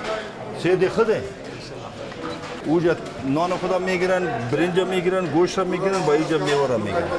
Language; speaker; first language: Persian; native; Persian